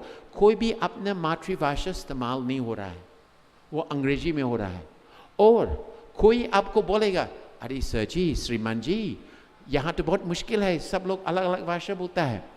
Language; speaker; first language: Hindi; non-native, fluent; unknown